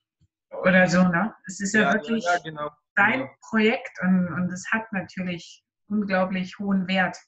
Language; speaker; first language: German; native; German